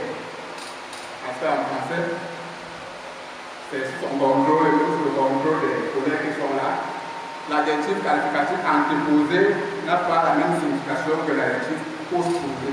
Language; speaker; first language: French; non-native, local second language; Basaa